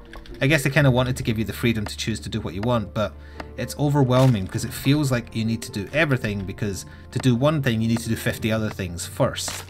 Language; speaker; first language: English; native; English